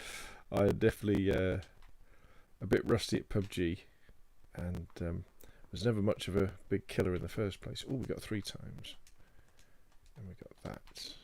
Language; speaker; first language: English; native; English